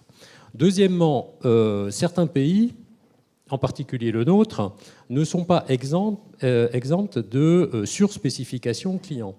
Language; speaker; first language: French; native; French